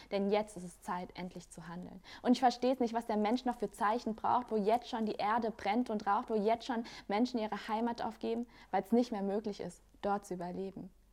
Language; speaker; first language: German; native; German